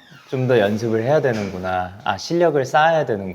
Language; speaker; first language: Korean; native; Korean